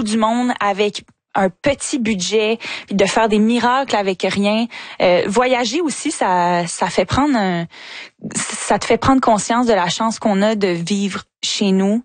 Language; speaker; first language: French; native; French